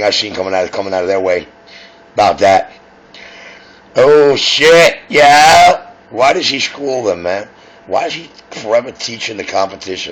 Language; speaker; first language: English; native; English